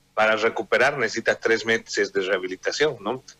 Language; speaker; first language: Spanish; native; Spanish